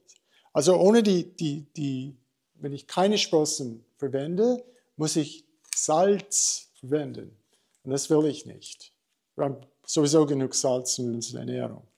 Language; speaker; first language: German; non-native, fluent; English